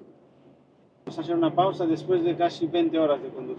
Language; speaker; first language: Spanish; native; Spanish